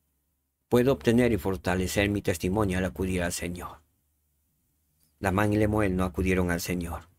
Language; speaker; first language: Spanish; native; Spanish